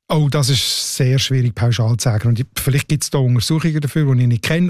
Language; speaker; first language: German; native; German